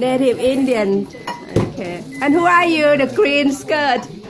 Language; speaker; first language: English; non-native, learner; Thai